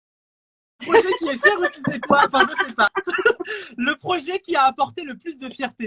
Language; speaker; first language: French; native; French